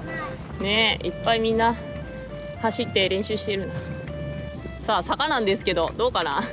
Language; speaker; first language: Japanese; native; Japanese